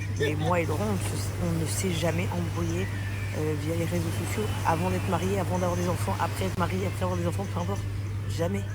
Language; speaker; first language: French; early bilingual, other home language; English